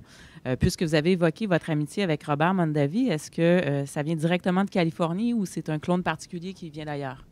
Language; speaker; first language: French; native; French